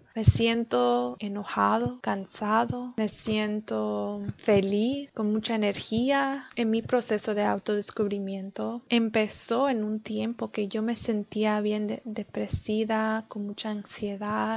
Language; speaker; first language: Spanish; early bilingual, heritage; Spanish